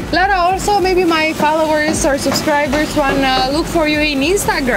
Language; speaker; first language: English; non-native, fluent; Romanian